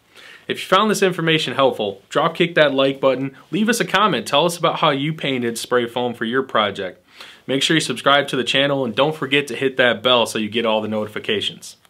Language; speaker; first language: English; native; English